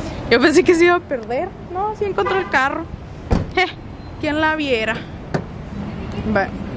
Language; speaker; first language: Spanish; early bilingual, heritage; Spanish